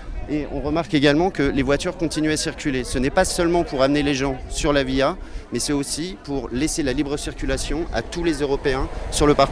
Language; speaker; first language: French; native; French